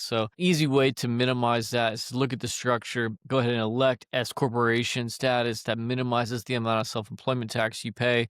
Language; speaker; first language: English; native; English